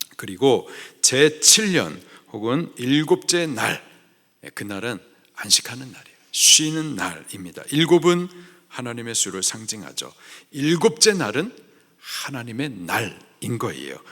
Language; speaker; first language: Korean; native; Korean